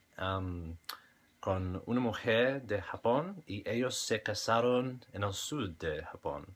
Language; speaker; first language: Spanish; non-native, learner; English